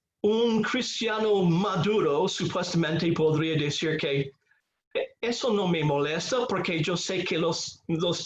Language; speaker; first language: Spanish; non-native, fluent; English